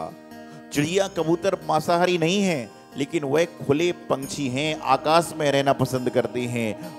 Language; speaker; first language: Hindi; native; Hindi